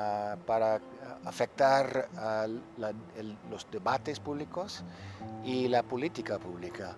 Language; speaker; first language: Spanish; non-native, fluent; English